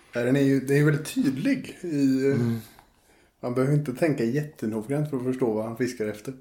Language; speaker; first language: Swedish; native; Swedish